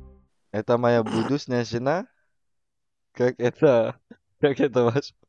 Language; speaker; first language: Russian; non-native, learner; Indonesian